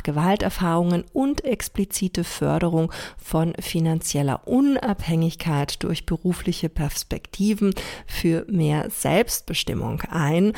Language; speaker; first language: German; native; German